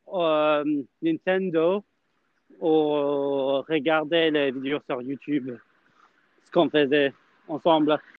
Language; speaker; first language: French; non-native, learner; English